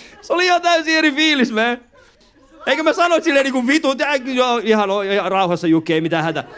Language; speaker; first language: Finnish; early bilingual, other home language; Persian